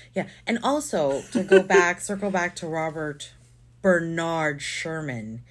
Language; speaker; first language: English; non-native, local second language; Filipino